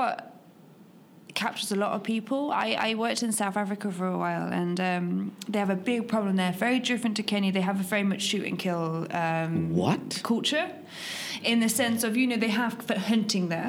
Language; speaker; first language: English; native; English